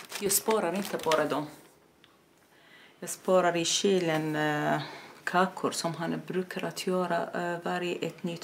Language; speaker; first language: Swedish; non-native, learner; Arabic